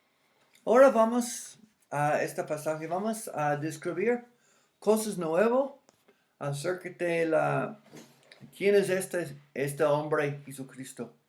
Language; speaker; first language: Spanish; non-native, fluent; English